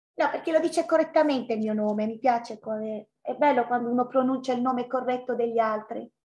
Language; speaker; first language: Italian; native; Italian